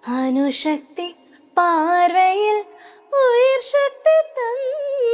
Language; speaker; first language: Tamil; early bilingual, heritage; Tamil